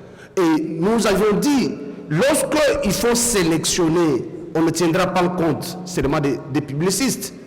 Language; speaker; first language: French; native; French